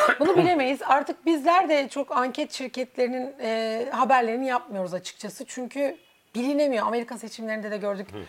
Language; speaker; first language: Turkish; native; Turkish